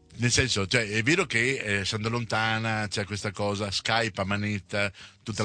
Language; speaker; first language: Italian; native; Italian